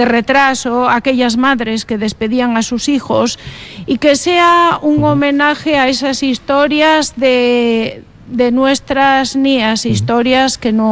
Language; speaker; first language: Spanish; non-native, local second language; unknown